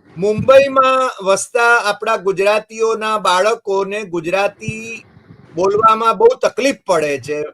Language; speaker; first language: Gujarati; native; Gujarati